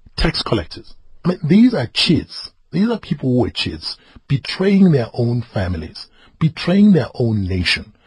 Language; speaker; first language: English; non-native, local second language; Zulu